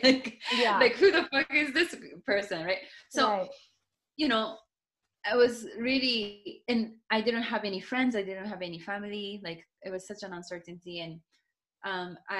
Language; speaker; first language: English; non-native, fluent; Japanese